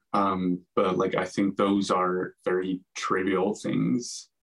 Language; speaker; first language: English; non-native, fluent; Finnish